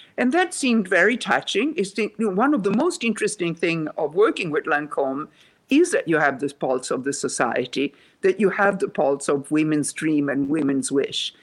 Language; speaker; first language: English; non-native, fluent; Italian